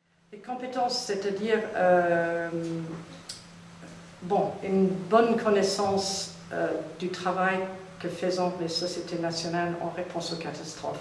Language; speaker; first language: French; non-native, fluent; English